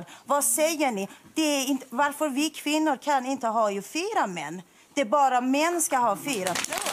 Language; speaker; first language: Swedish; non-native, fluent; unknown